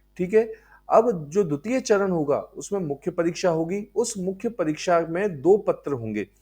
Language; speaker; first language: Hindi; native; Hindi